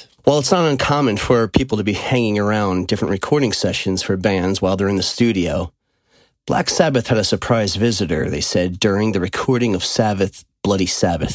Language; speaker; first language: English; native; English